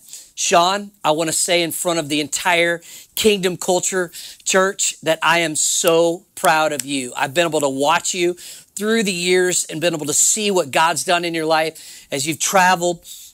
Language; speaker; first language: English; native; English